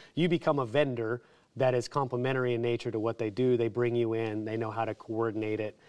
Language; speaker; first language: English; native; English